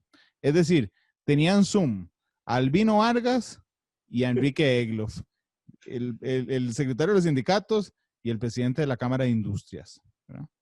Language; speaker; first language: Spanish; native; Spanish